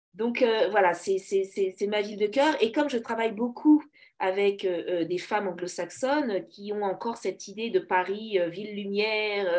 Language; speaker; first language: French; native; French